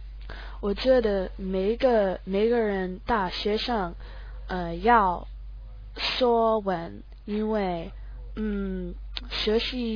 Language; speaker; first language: Chinese; non-native, learner; English